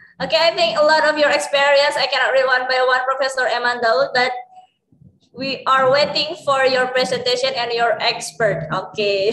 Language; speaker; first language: English; non-native, learner; Indonesian